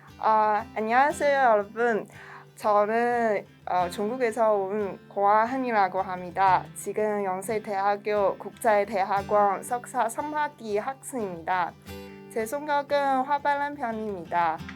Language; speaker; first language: Korean; non-native, fluent; Chinese